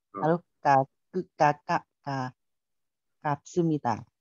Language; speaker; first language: Korean; non-native, learner; Vietnamese